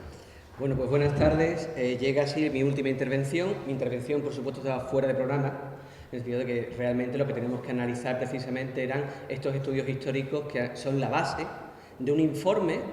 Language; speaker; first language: Spanish; native; Spanish